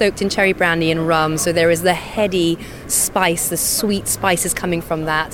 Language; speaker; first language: English; native; English